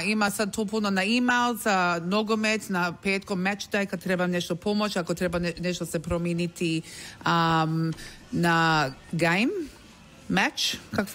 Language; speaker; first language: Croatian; early bilingual, heritage; Croatian